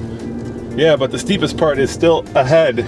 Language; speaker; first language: English; native; English